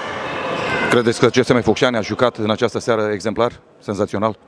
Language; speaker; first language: Romanian; native; Romanian